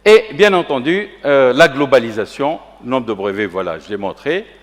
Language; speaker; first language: French; non-native, local second language; Arabic